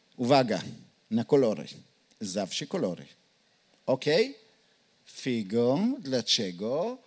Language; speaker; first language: Polish; non-native, learner; Hebrew